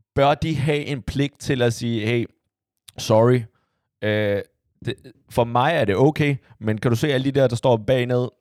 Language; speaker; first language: Danish; early bilingual, other home language; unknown